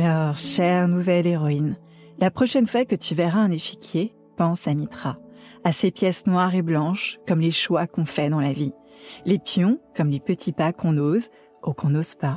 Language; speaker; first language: French; native; French